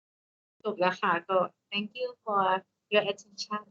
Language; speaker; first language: English; non-native, learner; Thai